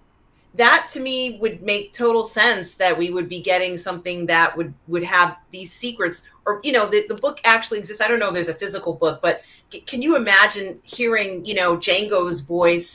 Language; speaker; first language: English; native; English